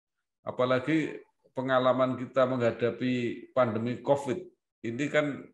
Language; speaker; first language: Indonesian; native; Indonesian